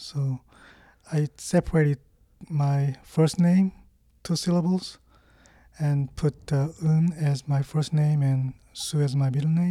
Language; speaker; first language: English; non-native, fluent; Korean